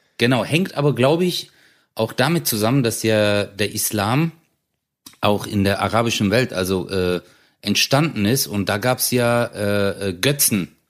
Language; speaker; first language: German; native; German